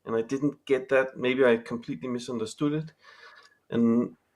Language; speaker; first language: English; non-native, fluent; Danish